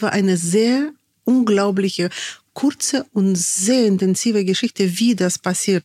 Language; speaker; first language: German; non-native, fluent; Russian